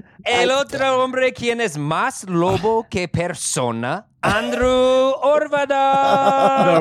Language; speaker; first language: Spanish; non-native, fluent; English